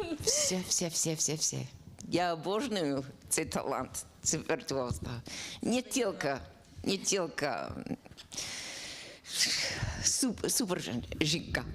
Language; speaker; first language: Ukrainian; non-native, learner; English